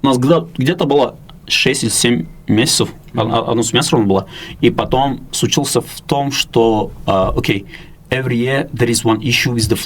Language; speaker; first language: Russian; non-native, local second language; Uzbek